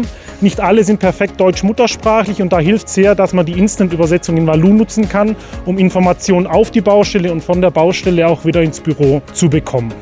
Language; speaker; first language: German; native; German